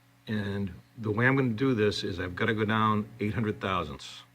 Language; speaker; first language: English; native; English